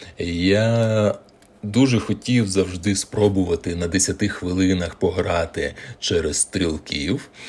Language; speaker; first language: Ukrainian; non-native, local second language; Russian